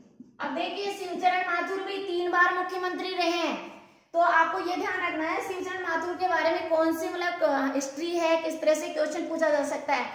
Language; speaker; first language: Hindi; native; Hindi